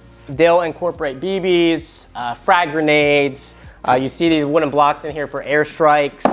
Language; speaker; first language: English; native; English